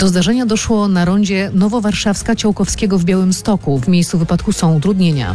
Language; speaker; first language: Polish; native; Polish